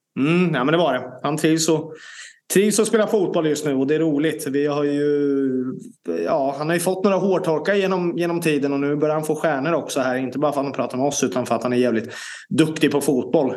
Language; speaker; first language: Swedish; native; Swedish